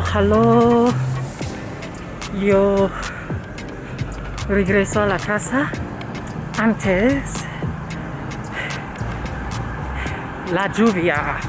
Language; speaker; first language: Spanish; non-native, learner; English